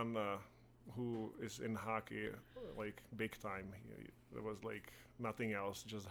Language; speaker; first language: English; non-native, fluent; Czech